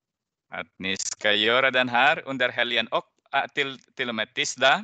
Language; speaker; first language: Swedish; non-native, fluent; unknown